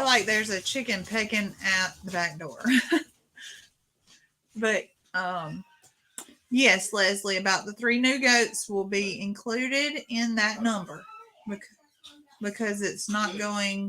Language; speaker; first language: English; native; English